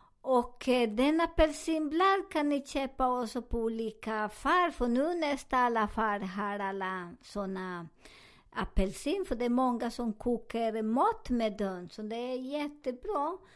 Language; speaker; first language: Swedish; non-native, learner; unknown